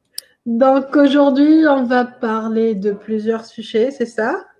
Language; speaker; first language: French; non-native, local second language; Arabic